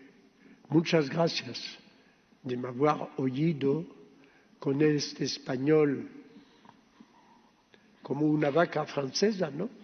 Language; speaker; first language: Spanish; early bilingual, heritage; Ladino